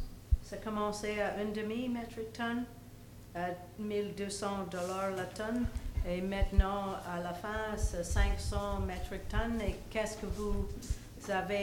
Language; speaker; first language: French; non-native, local second language; English